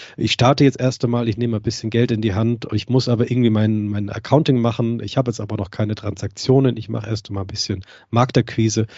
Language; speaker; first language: German; native; German